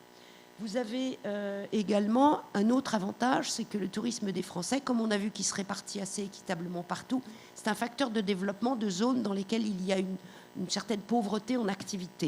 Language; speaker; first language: French; native; French